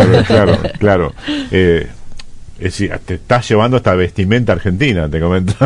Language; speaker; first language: Spanish; native; Spanish